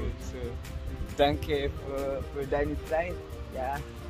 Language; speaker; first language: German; non-native, learner; Filipino